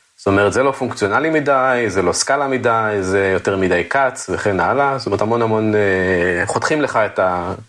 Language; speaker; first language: Hebrew; native; Hebrew